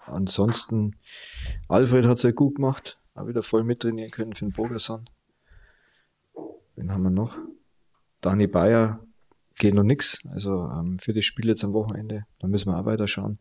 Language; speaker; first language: German; native; German